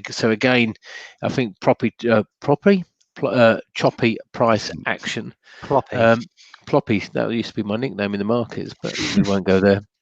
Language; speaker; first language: English; native; English